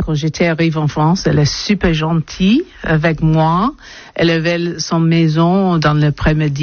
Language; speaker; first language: French; non-native, learner; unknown